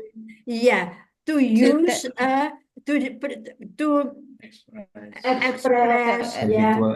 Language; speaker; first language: English; non-native, fluent; Indonesian